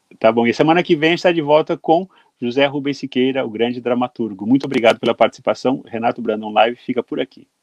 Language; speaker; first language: Portuguese; native; Portuguese